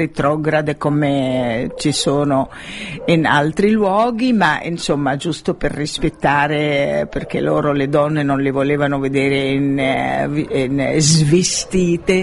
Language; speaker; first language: Italian; non-native, fluent; Arabic